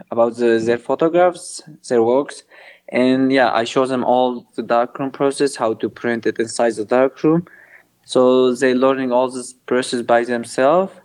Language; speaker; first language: English; non-native, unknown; Kurdish